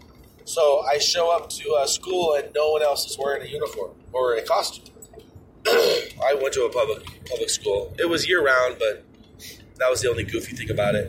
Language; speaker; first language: English; native; English